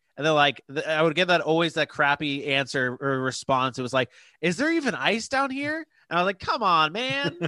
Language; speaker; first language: English; native; English